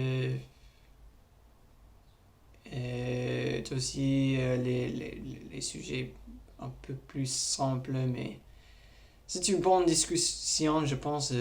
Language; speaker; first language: French; non-native, learner; English